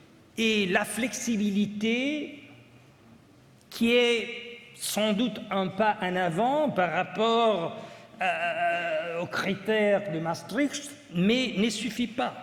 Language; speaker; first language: French; non-native, fluent; Italian